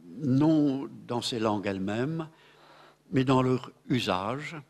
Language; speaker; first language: French; non-native, fluent; English